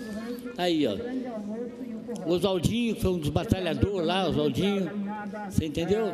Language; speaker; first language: Portuguese; native; Portuguese